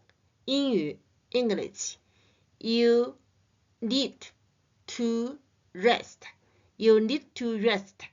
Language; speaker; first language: English; non-native, learner; Chinese